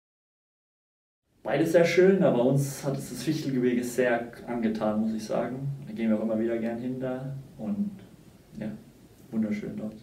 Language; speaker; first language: German; native; German